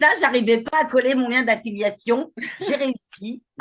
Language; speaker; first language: French; native; French